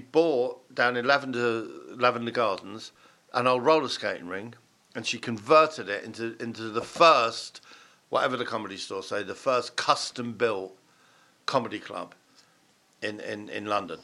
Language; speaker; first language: English; native; English